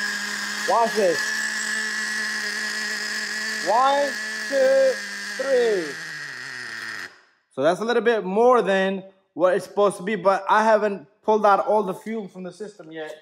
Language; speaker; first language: English; native; English